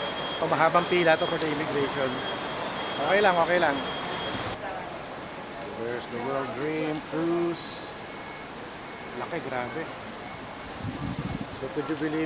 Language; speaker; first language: English; non-native, local second language; Filipino